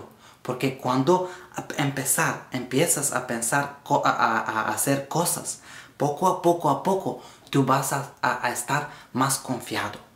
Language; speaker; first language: Spanish; non-native, learner; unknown